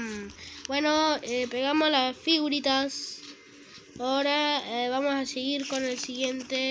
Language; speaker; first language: Spanish; native; Spanish